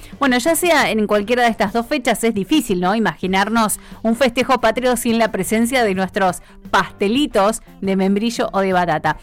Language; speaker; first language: Spanish; native; Spanish